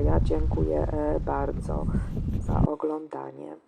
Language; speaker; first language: Polish; native; Polish